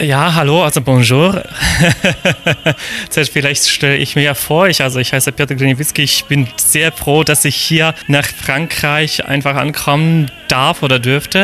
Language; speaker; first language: German; non-native, fluent; Polish